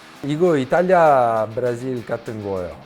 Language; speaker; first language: Korean; non-native, learner; Italian